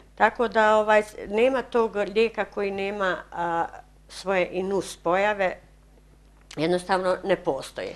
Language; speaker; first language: Bosnian; native; Bosnian